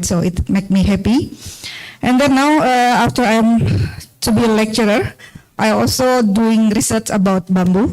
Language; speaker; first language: English; non-native, learner; Indonesian